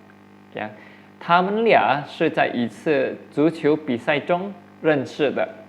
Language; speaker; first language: Chinese; non-native, fluent; Indonesian